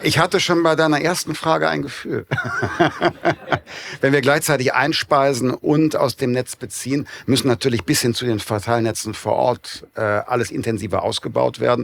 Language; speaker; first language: German; native; German